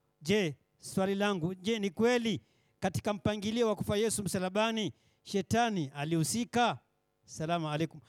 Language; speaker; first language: Swahili; native; Swahili